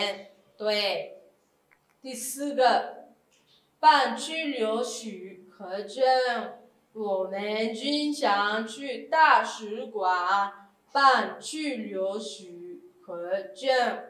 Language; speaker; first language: Chinese; non-native, fluent; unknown